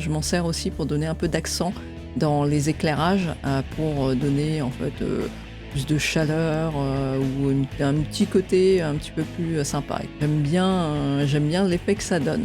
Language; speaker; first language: French; native; French